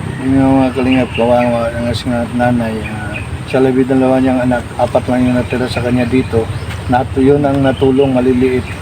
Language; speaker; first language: Filipino; non-native, local second language; Cebuano